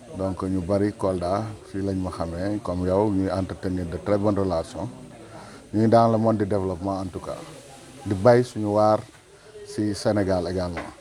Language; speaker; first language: Wolof; native; Wolof